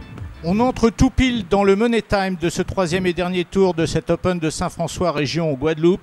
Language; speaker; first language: French; native; French